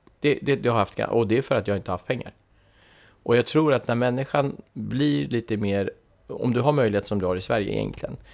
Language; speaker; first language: Swedish; early bilingual, other home language; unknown